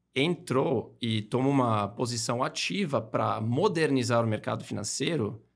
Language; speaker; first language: Portuguese; non-native, fluent; German